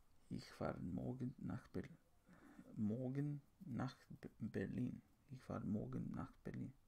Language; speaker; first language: German; non-native, learner; English